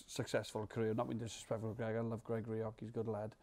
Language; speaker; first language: English; native; English